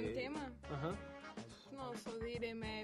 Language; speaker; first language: Italian; non-native, learner; Portuguese